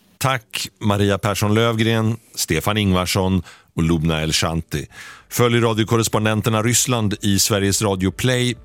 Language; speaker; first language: Swedish; native; Swedish